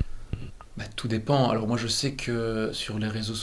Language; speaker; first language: French; native; French